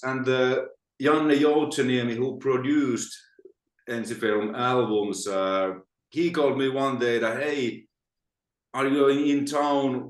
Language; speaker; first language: English; non-native, fluent; Finnish